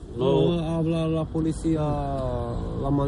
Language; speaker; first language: Spanish; non-native, learner; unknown